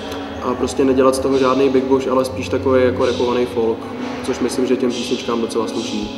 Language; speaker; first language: Czech; native; Czech